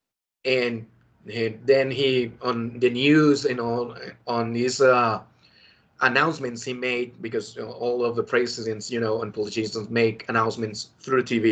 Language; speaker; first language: English; non-native, fluent; Spanish